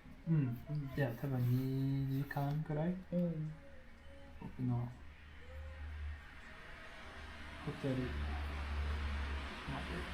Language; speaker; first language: Japanese; non-native, learner; English